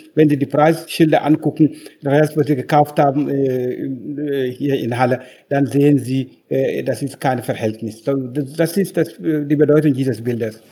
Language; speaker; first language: German; non-native, fluent; Wolof